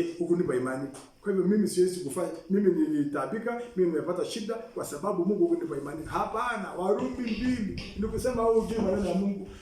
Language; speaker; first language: Swahili; non-native, local second language; Masai